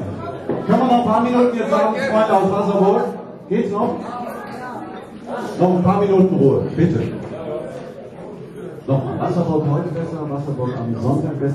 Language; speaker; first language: German; native; German